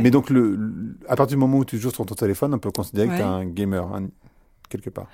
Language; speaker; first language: French; native; French